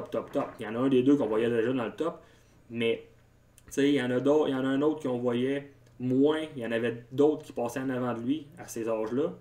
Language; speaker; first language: French; native; French